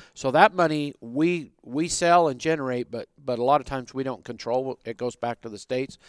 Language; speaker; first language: English; native; English